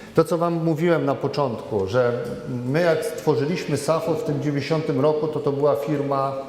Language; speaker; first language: Polish; native; Polish